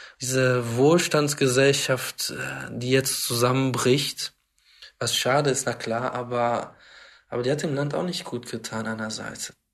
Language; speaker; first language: German; early bilingual, heritage; German